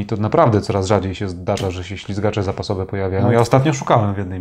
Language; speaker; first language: Polish; native; Polish